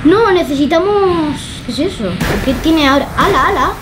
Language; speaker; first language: Spanish; native; Spanish